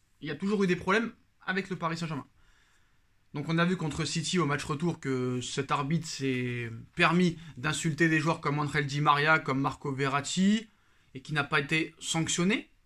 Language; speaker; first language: French; native; French